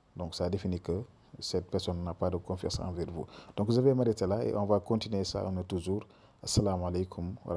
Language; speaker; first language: French; non-native, local second language; Wolof